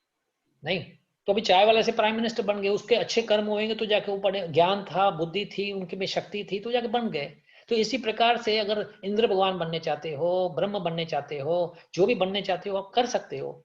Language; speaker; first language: Hindi; native; Hindi